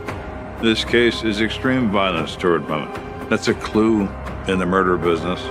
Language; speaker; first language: English; native; English